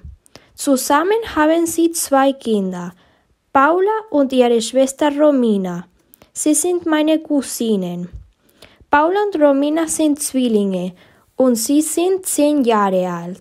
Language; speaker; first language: German; early bilingual, heritage; German